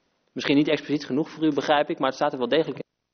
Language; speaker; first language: Dutch; native; Dutch